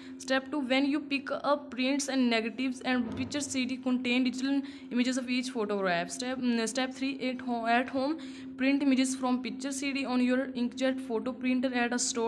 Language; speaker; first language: English; non-native, local second language; Urdu